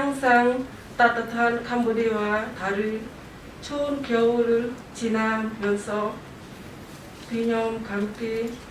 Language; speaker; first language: Korean; non-native, learner; Khmer